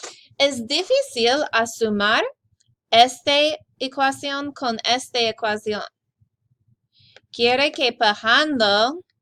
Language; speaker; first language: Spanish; non-native, learner; English